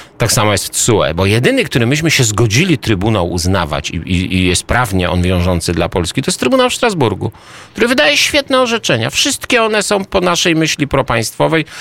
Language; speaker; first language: Polish; native; Polish